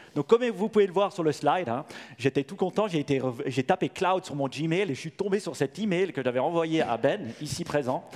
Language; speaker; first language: French; native; French